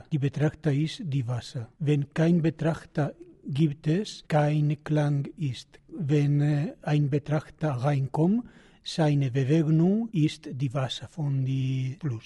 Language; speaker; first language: German; non-native, learner; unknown